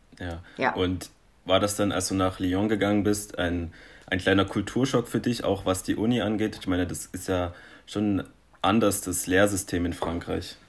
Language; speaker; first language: German; native; German